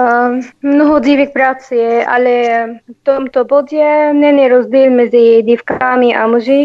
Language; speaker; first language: Czech; non-native, learner; Arabic